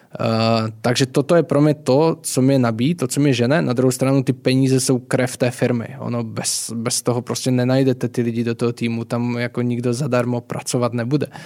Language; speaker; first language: Czech; native; Czech